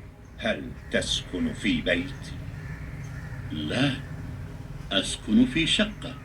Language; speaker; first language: Arabic; non-native, learner; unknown